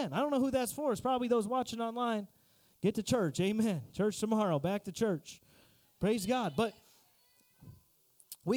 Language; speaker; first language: English; native; English